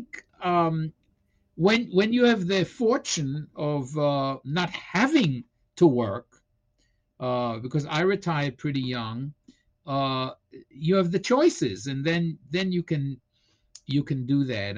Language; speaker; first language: English; non-native, fluent; Hebrew